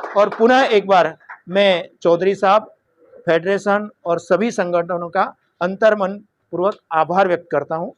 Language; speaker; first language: Hindi; non-native, local second language; Gujarati